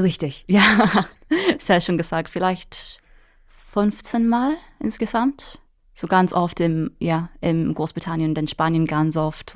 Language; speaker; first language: German; non-native, fluent; English